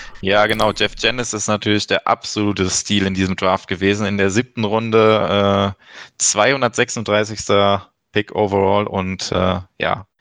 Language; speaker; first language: German; native; German